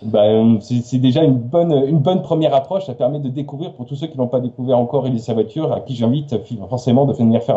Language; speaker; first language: French; native; French